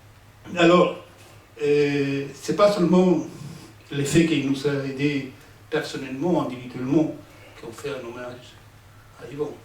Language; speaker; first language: French; non-native, fluent; Spanish